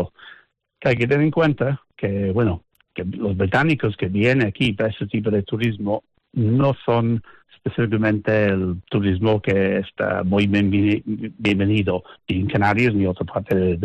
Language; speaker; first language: Spanish; non-native, fluent; English